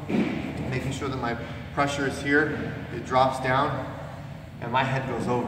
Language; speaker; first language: English; native; English